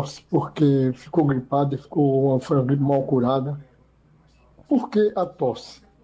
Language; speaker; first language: Portuguese; native; Portuguese